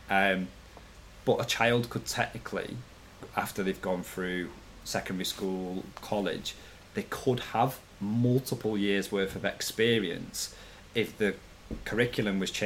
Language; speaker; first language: English; native; English